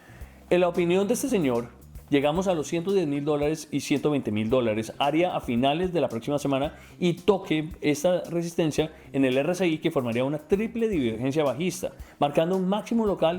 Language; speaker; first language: Spanish; native; Spanish